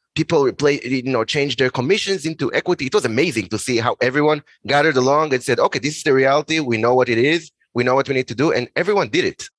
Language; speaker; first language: English; non-native, fluent; Hebrew